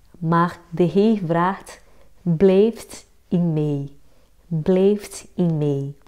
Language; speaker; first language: Dutch; non-native, fluent; Portuguese